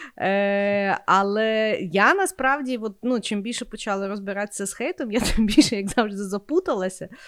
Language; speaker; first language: Ukrainian; native; Ukrainian